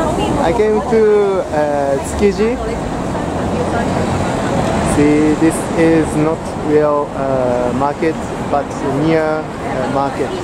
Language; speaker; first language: English; non-native, learner; Japanese